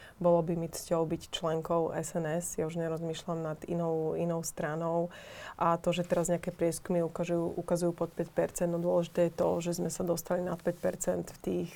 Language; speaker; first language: Slovak; native; Slovak